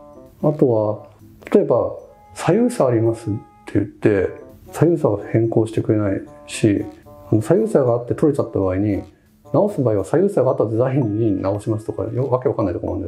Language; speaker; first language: Japanese; native; Japanese